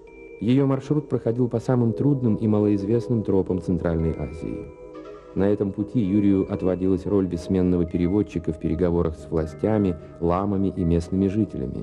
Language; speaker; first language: Russian; native; Russian